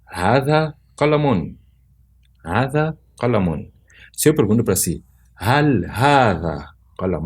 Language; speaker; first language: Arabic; non-native, fluent; Portuguese